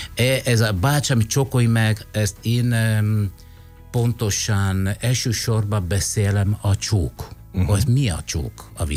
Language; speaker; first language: Hungarian; non-native, fluent; Italian